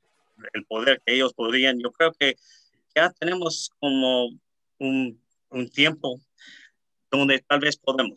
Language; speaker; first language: Spanish; early bilingual, heritage; Spanish